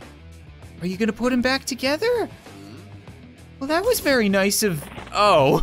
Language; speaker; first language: English; native; English